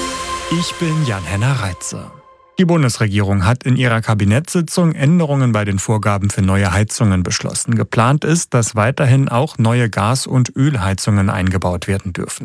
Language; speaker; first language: German; native; German